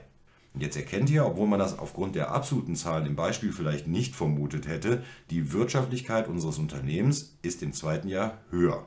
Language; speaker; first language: German; native; German